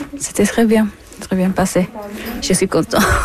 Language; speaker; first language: French; non-native, learner; Persian